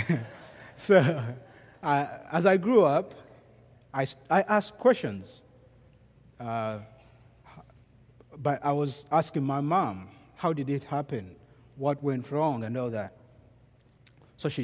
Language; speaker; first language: English; non-native, local second language; Ganda